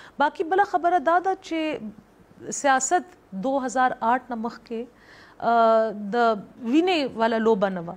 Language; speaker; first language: Pashto; non-native, local second language; Northern Hindko